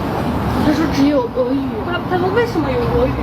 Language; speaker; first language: Chinese; non-native, local second language; Kazakh